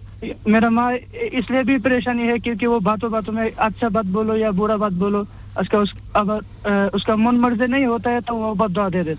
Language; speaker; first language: Hindi; non-native, fluent; Bangla